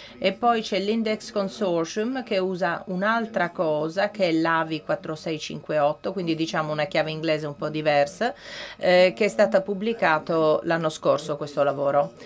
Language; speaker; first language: Italian; non-native, fluent; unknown